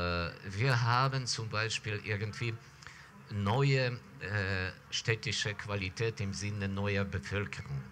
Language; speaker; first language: German; non-native, fluent; Ukrainian